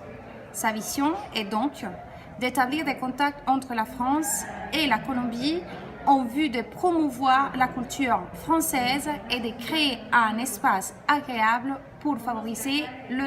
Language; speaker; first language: French; non-native, fluent; Spanish